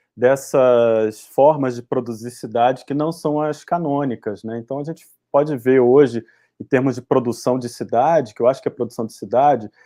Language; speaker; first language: Portuguese; native; Portuguese